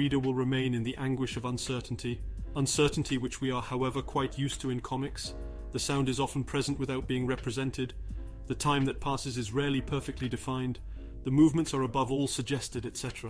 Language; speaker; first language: English; non-native, fluent; French